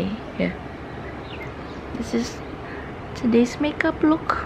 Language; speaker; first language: English; non-native, learner; Indonesian